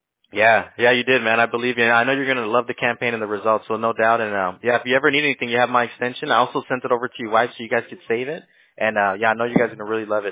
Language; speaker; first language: English; early bilingual, other home language; Spanish